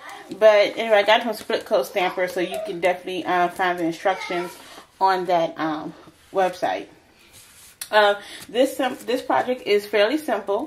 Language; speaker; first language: English; native; English